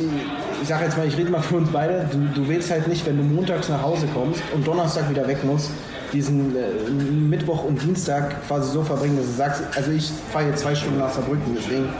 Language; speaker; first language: German; native; German